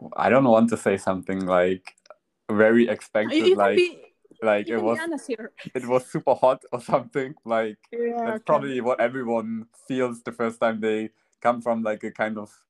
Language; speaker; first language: English; non-native, fluent; German